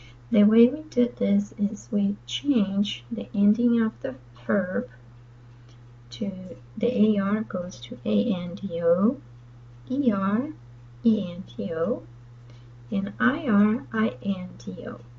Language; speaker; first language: English; non-native, fluent; Portuguese